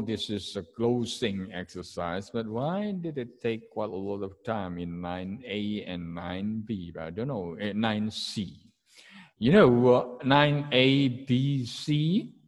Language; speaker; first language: English; non-native, fluent; Indonesian